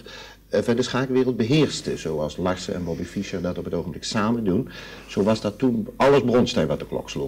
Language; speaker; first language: Dutch; native; Dutch